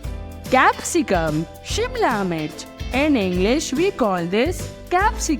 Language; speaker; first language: English; non-native, local second language; Hindi